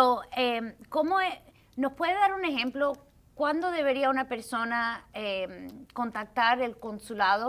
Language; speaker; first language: Spanish; early bilingual, heritage; Spanish